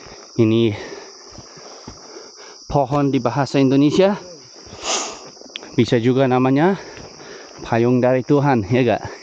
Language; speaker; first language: Indonesian; non-native, fluent; English